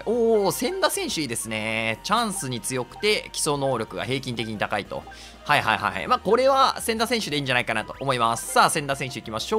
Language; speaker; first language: Japanese; native; Japanese